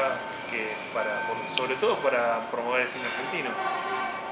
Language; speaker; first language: Spanish; native; Spanish